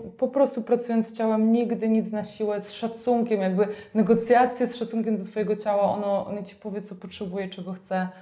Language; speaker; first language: Polish; native; Polish